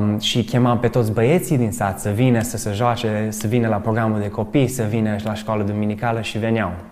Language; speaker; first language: Romanian; early bilingual, other home language; English